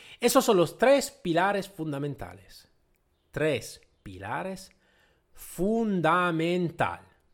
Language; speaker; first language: Spanish; non-native, fluent; Italian